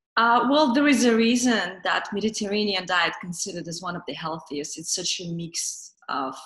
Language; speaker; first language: English; non-native, fluent; Russian